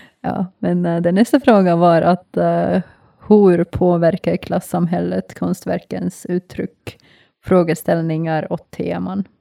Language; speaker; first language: Swedish; non-native, local second language; Finnish